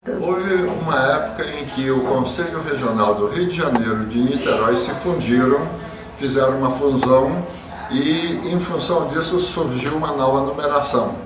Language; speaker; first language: Portuguese; early bilingual, other home language; Yiddish